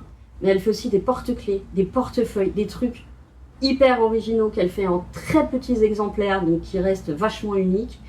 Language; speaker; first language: French; native; French